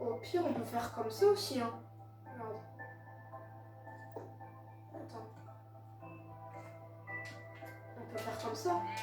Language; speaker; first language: French; native; French